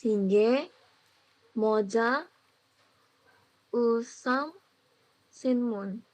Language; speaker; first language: Korean; non-native, learner; Indonesian